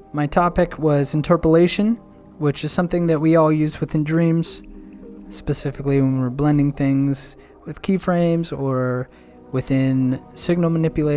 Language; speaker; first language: English; native; English